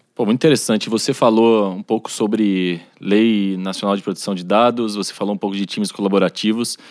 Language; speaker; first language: Portuguese; native; Portuguese